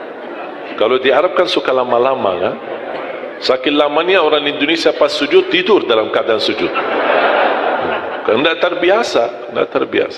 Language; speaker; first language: Indonesian; non-native, fluent; Arabic